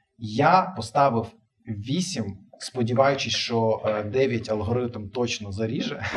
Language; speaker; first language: Ukrainian; non-native, local second language; Russian